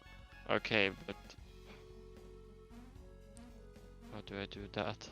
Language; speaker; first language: English; non-native, fluent; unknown